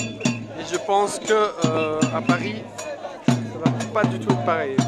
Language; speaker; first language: French; native; French